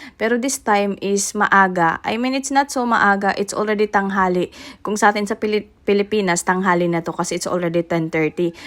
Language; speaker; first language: Filipino; native; Filipino